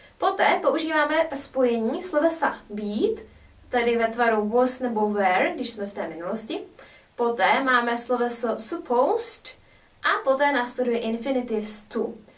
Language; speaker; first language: Czech; native; Czech